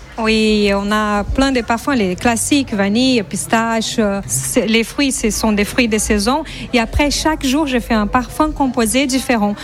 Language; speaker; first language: French; non-native, fluent; Portuguese